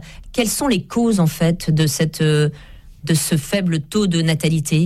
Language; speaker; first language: French; native; French